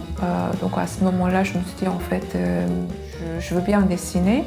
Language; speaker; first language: French; non-native, fluent; Korean